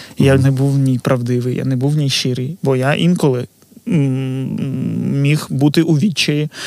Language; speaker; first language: Ukrainian; non-native, local second language; Russian